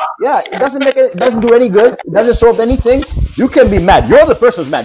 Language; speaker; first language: English; non-native, local second language; Swahili